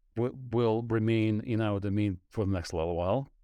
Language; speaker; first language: English; non-native, fluent; Ukrainian